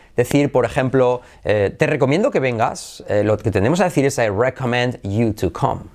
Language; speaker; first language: Spanish; native; Spanish